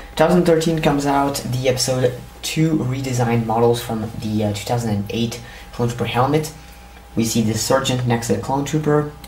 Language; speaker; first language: English; native; English